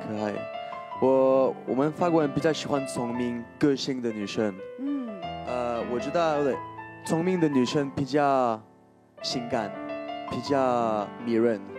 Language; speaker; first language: Chinese; non-native, learner; French